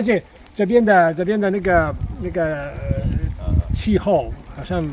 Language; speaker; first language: Chinese; non-native, fluent; Italian